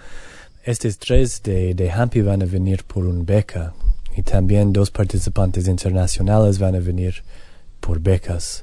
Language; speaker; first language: Spanish; non-native, learner; English